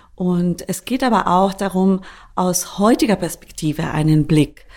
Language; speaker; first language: German; non-native, fluent; Spanish